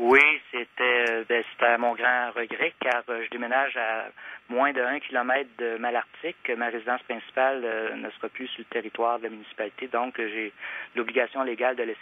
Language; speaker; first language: French; native; French